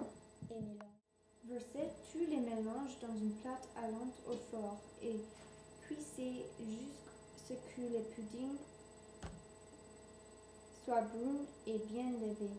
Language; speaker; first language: French; non-native, learner; English